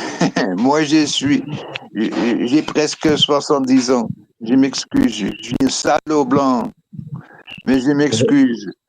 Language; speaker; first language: French; non-native, fluent; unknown